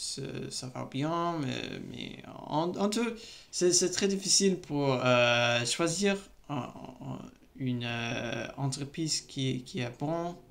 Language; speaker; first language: French; non-native, learner; English